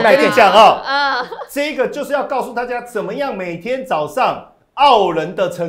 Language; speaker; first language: Chinese; native; Chinese